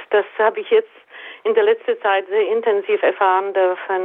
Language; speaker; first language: German; native; German